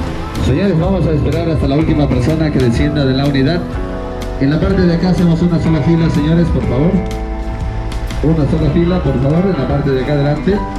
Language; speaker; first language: Spanish; native; Spanish